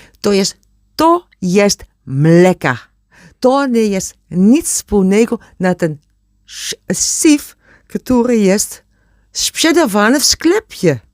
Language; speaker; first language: Polish; non-native, learner; German